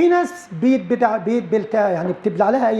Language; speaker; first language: Arabic; native; Arabic